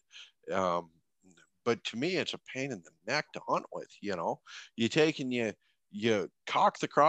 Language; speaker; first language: English; native; English